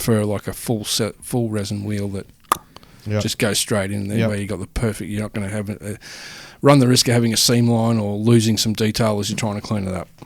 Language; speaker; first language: English; native; English